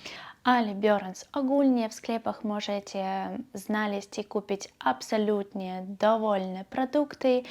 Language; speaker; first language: Polish; non-native, learner; Belarusian